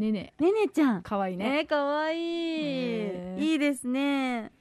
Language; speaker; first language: Japanese; native; Japanese